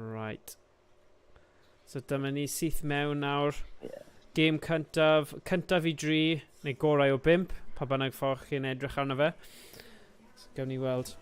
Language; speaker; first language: Welsh; non-native, local second language; English